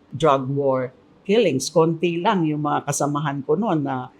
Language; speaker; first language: Filipino; non-native, local second language; Bikol